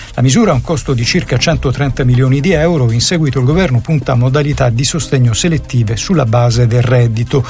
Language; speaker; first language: Italian; native; Italian